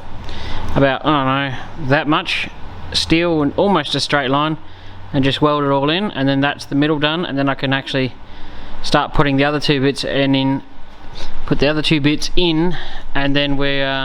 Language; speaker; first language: English; native; English